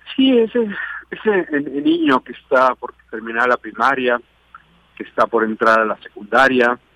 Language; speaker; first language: Spanish; native; Spanish